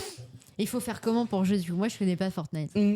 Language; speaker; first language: French; native; French